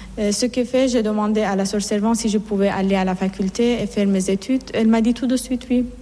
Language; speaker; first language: French; non-native, fluent; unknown